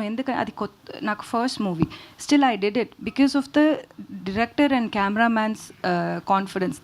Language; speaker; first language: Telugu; non-native, learner; Tamil